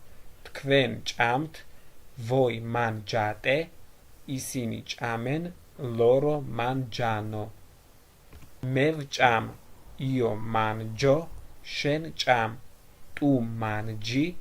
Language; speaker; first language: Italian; non-native, fluent; Georgian